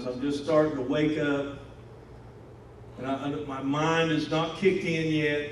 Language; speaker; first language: English; native; English